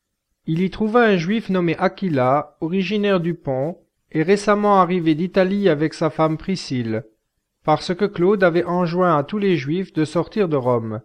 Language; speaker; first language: French; native; French